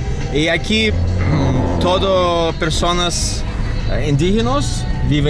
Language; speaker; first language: Spanish; non-native, learner; Russian